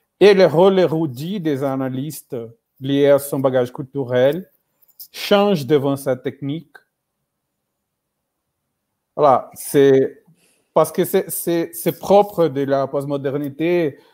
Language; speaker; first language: French; non-native, learner; Portuguese